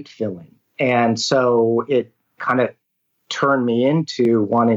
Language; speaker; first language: English; native; English